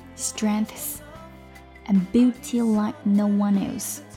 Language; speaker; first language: English; non-native, fluent; Chinese